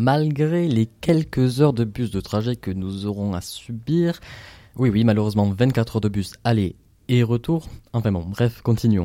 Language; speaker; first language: French; native; French